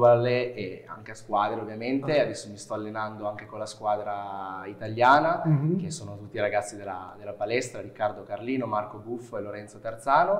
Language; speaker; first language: Italian; native; Italian